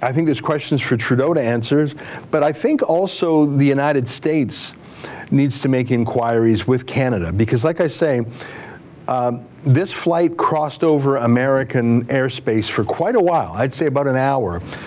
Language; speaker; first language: English; native; English